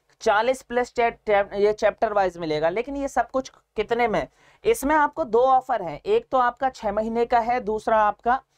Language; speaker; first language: Hindi; native; Hindi